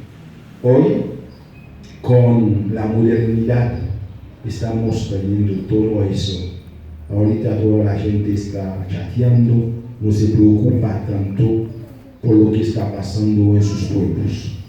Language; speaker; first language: Spanish; non-native, fluent; Haitian Creole